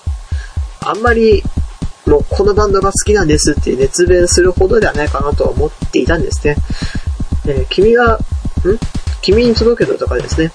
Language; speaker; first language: Japanese; native; Japanese